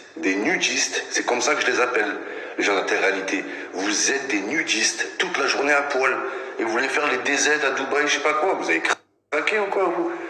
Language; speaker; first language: French; native; French